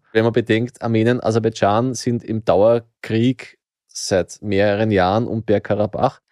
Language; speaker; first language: German; native; German